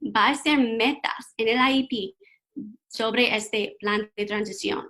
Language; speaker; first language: Spanish; non-native, learner; English